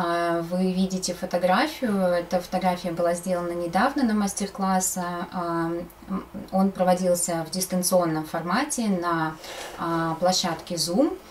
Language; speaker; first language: Russian; native; Russian